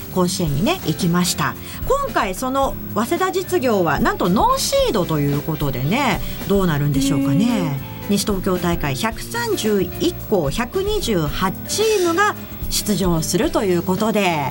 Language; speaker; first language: Japanese; native; Japanese